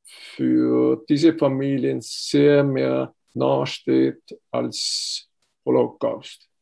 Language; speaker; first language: German; non-native, fluent; Estonian